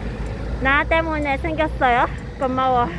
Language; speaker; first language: Korean; non-native, learner; Cantonese